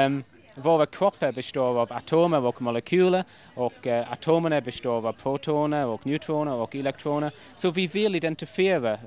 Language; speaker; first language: Swedish; non-native, fluent; English